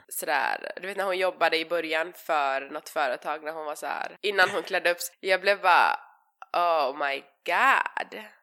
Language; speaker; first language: Swedish; early bilingual, other home language; Persian